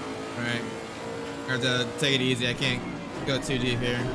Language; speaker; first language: English; native; English